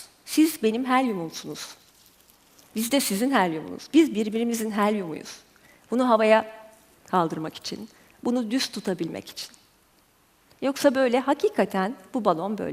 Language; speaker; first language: Turkish; native; Turkish